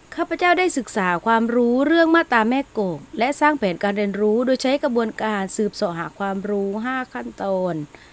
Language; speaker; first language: Thai; non-native, local second language; Malay